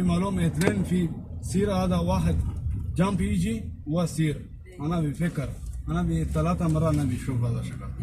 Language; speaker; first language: Arabic; non-native, learner; Hindi